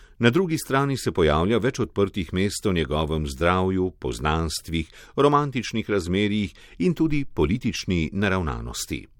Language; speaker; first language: Slovenian; native; Slovenian